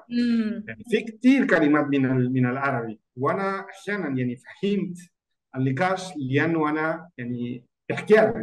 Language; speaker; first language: Arabic; non-native, learner; Spanish